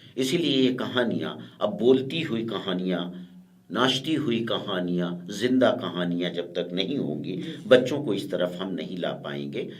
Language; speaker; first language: Urdu; native; Urdu